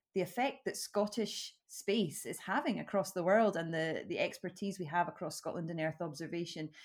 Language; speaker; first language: English; native; English